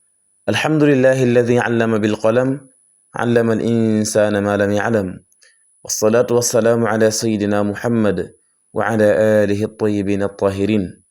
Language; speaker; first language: Arabic; non-native, fluent; Wolof